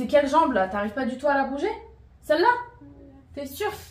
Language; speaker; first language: French; native; French